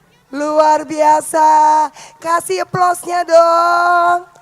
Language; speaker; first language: Indonesian; native; Indonesian